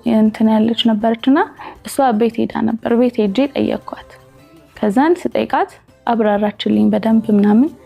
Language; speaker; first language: Amharic; native; Amharic